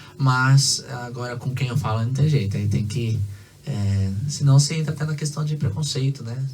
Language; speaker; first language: Portuguese; native; Portuguese